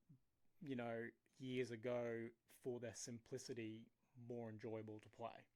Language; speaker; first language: English; native; English